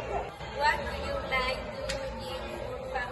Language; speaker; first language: English; non-native, learner; Spanish